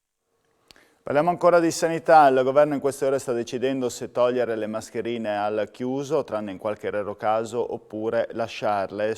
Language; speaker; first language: Italian; native; Italian